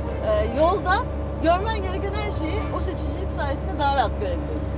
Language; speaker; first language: Turkish; native; Turkish